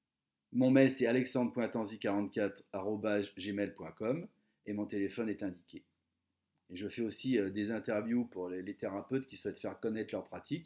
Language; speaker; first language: French; native; French